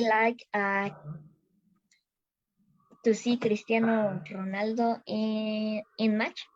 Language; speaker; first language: English; non-native, learner; Spanish